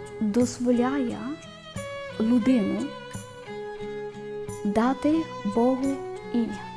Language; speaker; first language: Ukrainian; non-native, learner; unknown